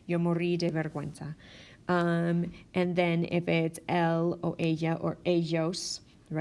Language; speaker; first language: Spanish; non-native, fluent; English